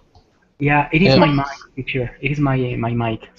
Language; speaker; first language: English; non-native, fluent; Spanish